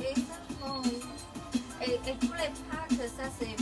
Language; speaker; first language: French; non-native, learner; Chinese